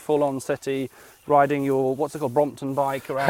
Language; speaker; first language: English; native; English